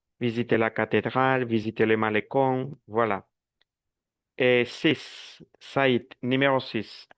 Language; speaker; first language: French; non-native, fluent; Spanish